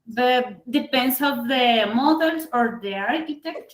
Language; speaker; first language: English; non-native, fluent; Spanish